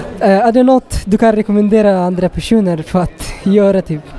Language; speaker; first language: Swedish; non-native, learner; Tigrinya